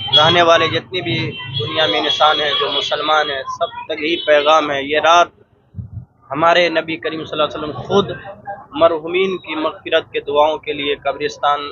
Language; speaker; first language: Urdu; native; Urdu